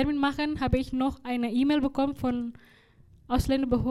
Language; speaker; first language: German; non-native, learner; Indonesian